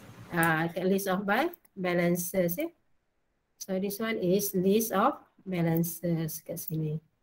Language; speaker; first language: English; non-native, local second language; Malay